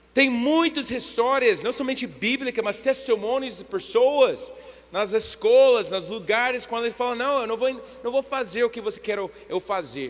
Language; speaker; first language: Portuguese; non-native, learner; English